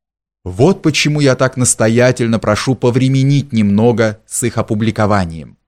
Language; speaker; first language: Russian; native; Russian